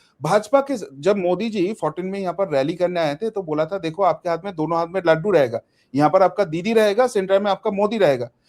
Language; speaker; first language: Hindi; non-native, local second language; Bangla